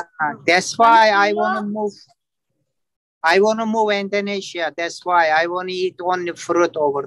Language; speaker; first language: English; non-native, learner; Turkish